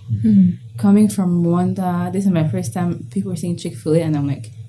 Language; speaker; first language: English; non-native, local second language; Kinyarwanda